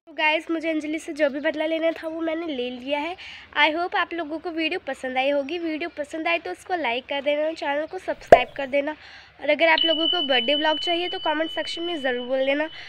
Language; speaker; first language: Hindi; native; Hindi